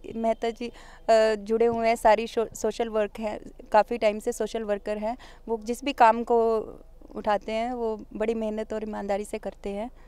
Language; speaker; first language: Hindi; non-native, local second language; Punjabi